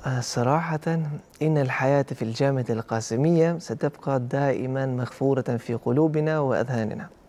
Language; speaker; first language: Arabic; non-native, fluent; Albanian